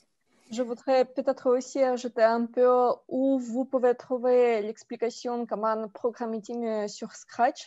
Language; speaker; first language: French; non-native, fluent; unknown